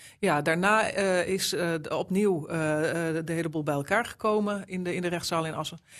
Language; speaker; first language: Dutch; native; Dutch